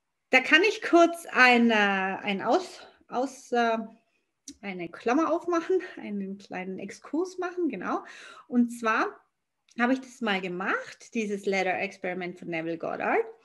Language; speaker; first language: German; native; German